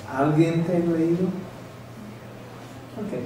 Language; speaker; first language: Portuguese; non-native, learner; English